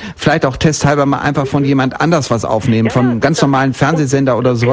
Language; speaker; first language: German; native; German